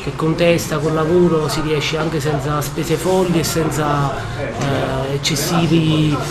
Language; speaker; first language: Italian; native; Italian